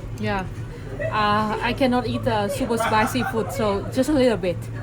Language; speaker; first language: English; non-native, fluent; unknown